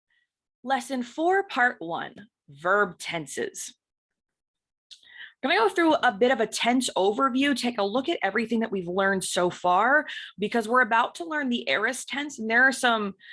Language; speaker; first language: English; native; English